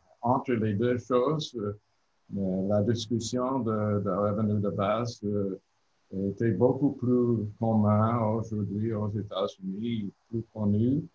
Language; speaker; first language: French; non-native, learner; English